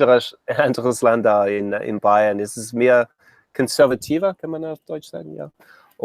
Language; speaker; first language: German; non-native, learner; English